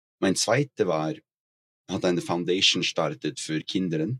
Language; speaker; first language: German; non-native, learner; Norwegian